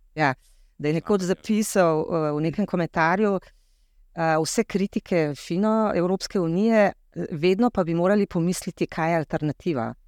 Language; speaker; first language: Slovenian; native; Slovenian